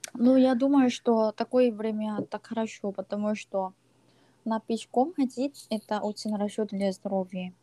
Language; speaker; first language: Russian; non-native, learner; Korean